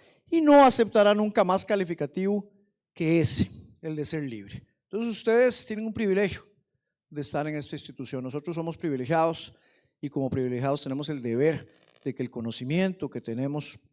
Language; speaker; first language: Spanish; native; Spanish